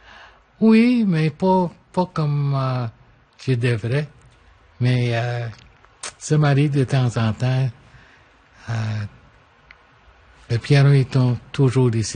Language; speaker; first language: French; non-native, fluent; English